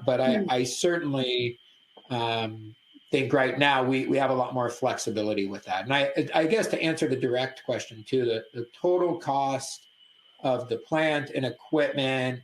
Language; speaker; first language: English; native; English